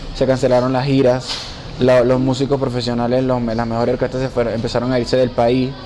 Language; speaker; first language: Spanish; native; Spanish